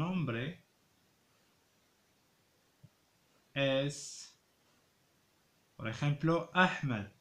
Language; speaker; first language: Spanish; non-native, fluent; Arabic